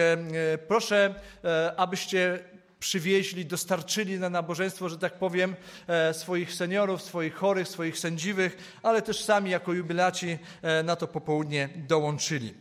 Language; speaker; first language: Polish; native; Polish